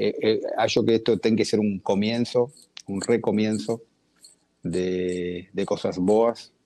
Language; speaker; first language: Portuguese; non-native, learner; Spanish